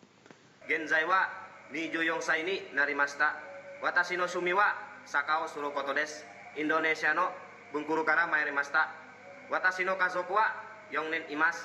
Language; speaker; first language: Japanese; non-native, learner; Indonesian